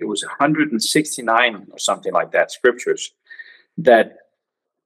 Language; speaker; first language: English; non-native, fluent; Danish